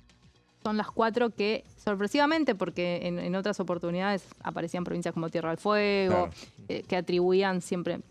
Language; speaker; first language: Spanish; native; Spanish